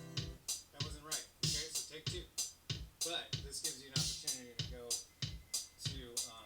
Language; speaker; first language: English; native; English